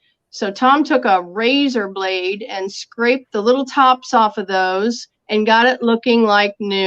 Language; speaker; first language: English; native; English